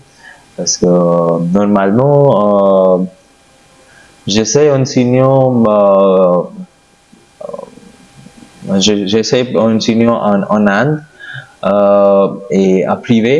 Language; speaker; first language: French; non-native, learner; Hindi